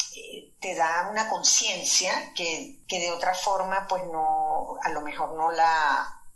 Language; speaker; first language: Spanish; native; Spanish